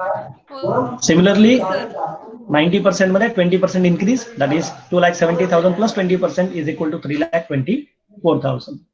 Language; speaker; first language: English; non-native, local second language; Marathi